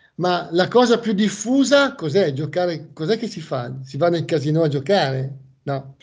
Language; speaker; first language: Italian; native; Italian